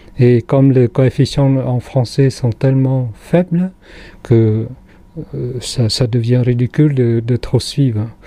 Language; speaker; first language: French; non-native, fluent; Khmer